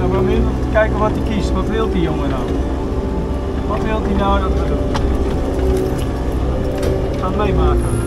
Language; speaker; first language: Dutch; native; Dutch